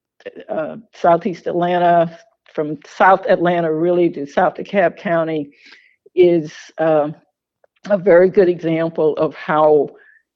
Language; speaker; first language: English; native; English